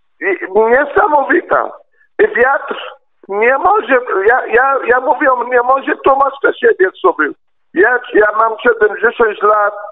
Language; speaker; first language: Polish; non-native, learner; Arabic